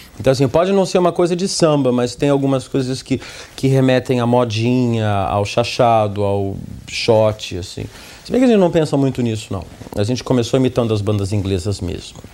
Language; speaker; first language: Portuguese; early bilingual, other home language; English